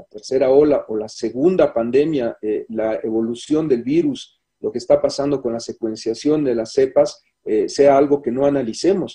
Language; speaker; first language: Spanish; native; Spanish